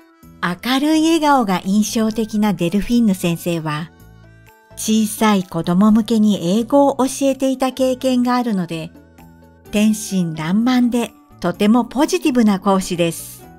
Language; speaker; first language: Japanese; native; Japanese